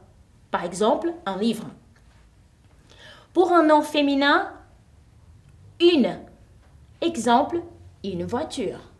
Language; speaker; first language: French; non-native, fluent; Portuguese